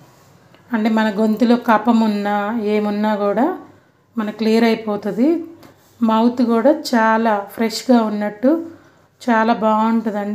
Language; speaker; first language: Telugu; native; Telugu